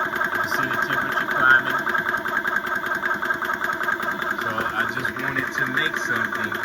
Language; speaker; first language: English; native; English